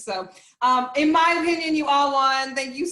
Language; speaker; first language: English; native; English